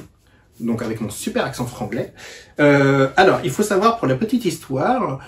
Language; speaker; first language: French; native; French